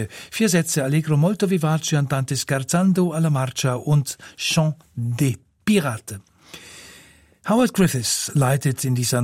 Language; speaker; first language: German; native; German